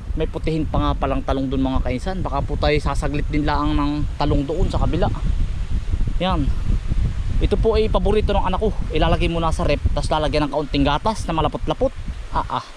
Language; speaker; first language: Filipino; native; Filipino